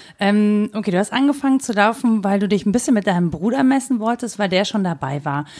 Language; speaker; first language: German; native; German